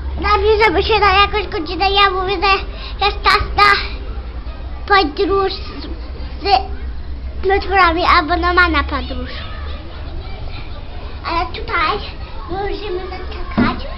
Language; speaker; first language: Polish; early bilingual, heritage; Polish